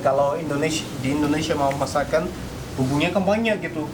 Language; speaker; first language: Indonesian; non-native, fluent; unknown